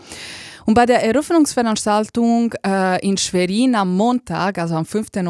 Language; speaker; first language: German; native; German